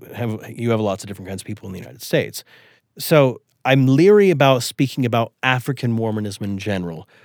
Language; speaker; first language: English; early bilingual, other home language; Swedish